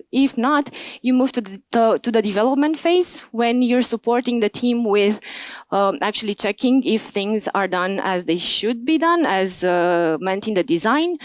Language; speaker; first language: English; non-native, fluent; Romanian